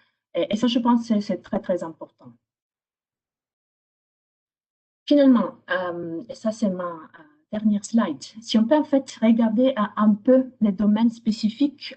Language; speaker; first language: French; non-native, fluent; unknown